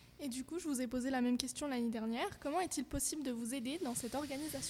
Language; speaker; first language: French; native; French